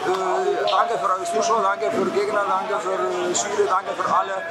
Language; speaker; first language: German; non-native, learner; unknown